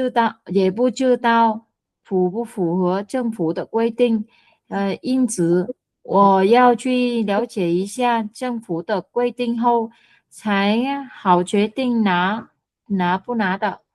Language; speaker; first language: Chinese; non-native, learner; Vietnamese